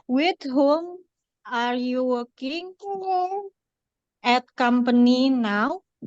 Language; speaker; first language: English; non-native, learner; Indonesian